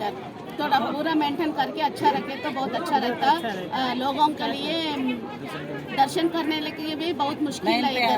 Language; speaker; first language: Hindi; non-native, local second language; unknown